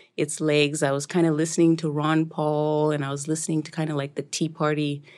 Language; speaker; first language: English; non-native, local second language; Shona